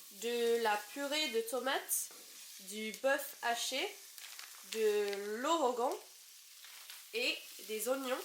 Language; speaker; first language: French; non-native, fluent; English